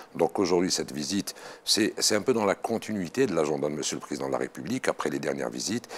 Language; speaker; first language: French; non-native, local second language; Arabic